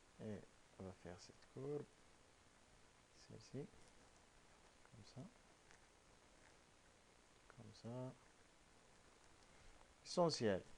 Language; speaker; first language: French; non-native, local second language; Arabic